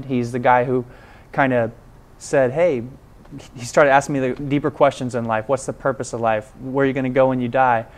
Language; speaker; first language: English; native; English